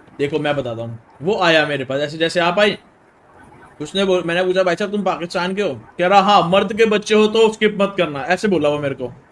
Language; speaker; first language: Hindi; native; Hindi